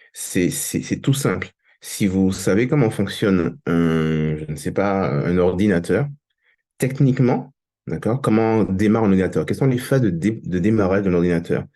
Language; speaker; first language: French; native; French